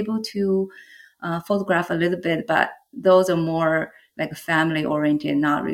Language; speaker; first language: English; non-native, fluent; Chinese